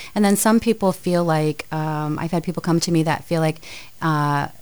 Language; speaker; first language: English; native; English